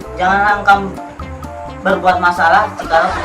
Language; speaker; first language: Indonesian; non-native, local second language; Javanese